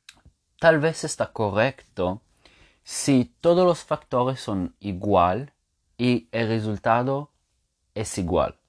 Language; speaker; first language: Spanish; non-native, fluent; Italian